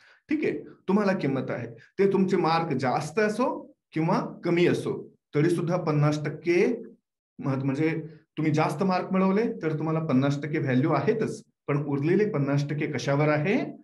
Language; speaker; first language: Marathi; non-native, fluent; Kannada